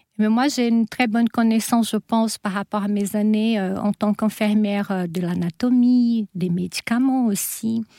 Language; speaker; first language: French; non-native, fluent; Portuguese